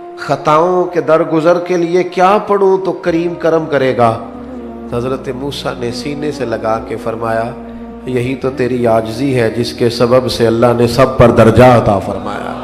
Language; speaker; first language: Urdu; non-native, local second language; Punjabi